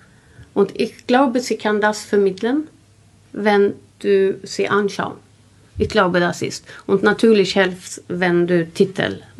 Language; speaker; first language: German; non-native, learner; Swedish